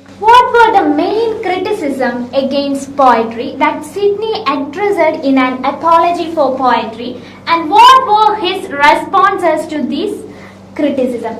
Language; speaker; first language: English; non-native, local second language; Malayalam